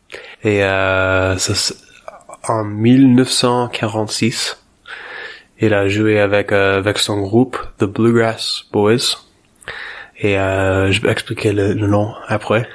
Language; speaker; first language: French; non-native, learner; English